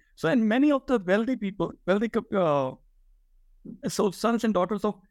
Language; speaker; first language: English; non-native, local second language; Hindi